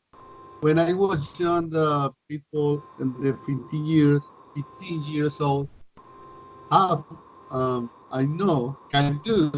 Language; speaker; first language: English; non-native, learner; Spanish